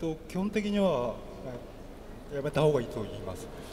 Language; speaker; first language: Japanese; native; Japanese